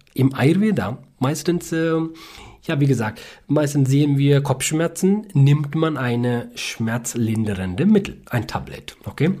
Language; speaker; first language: German; non-native, learner; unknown